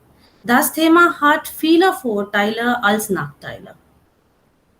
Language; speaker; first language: German; non-native, learner; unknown